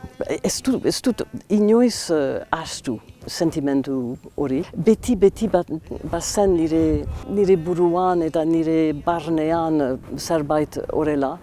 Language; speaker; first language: Basque; non-native, local second language; English